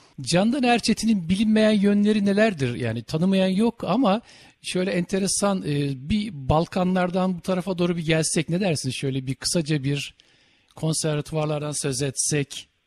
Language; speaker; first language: Turkish; native; Turkish